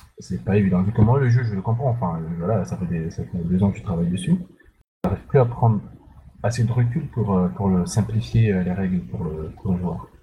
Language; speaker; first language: French; non-native, local second language; Sango